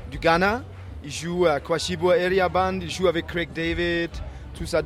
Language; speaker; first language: French; non-native, learner; Danish